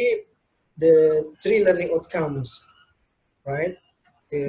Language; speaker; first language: English; non-native, learner; Indonesian